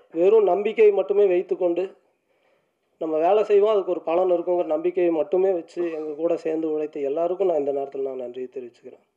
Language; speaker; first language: Tamil; native; Tamil